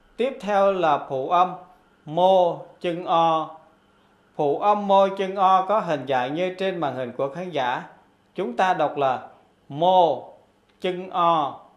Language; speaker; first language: Vietnamese; non-native, local second language; Khmer